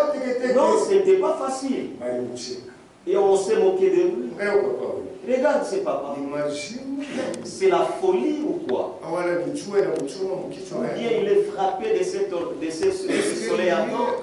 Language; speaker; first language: French; non-native, local second language; Swahili